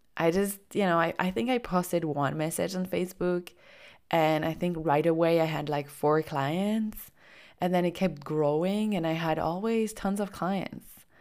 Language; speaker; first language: English; non-native, fluent; French